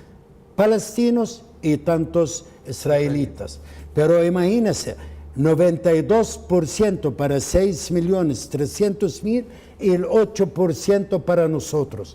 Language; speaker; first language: Spanish; non-native, fluent; Arabic